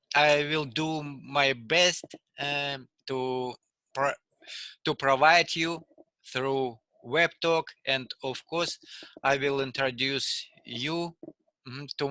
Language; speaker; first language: English; non-native, learner; Russian